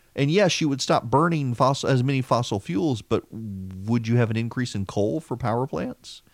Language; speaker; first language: English; native; English